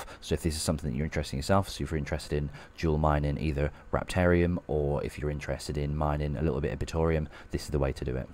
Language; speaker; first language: English; native; English